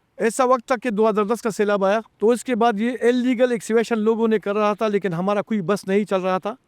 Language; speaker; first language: Urdu; non-native, local second language; Pashto